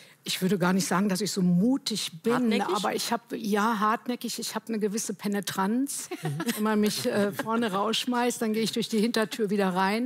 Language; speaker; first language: German; native; German